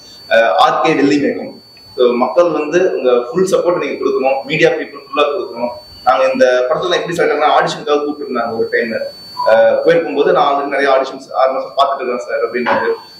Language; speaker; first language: Tamil; native; Tamil